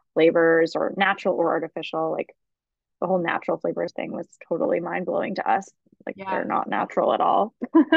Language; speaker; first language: English; native; English